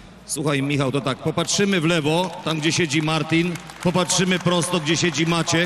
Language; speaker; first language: Polish; native; Polish